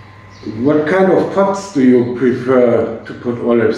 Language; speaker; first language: English; non-native, fluent; German